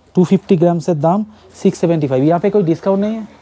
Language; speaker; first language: Hindi; non-native, local second language; Bangla